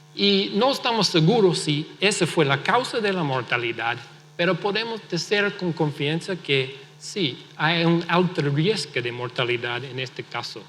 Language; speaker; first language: Spanish; non-native, fluent; English